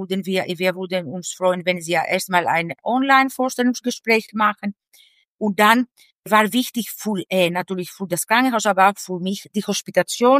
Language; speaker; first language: German; non-native, fluent; Greek